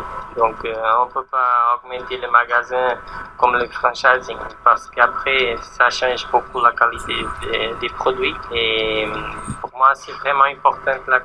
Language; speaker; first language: French; non-native, learner; Portuguese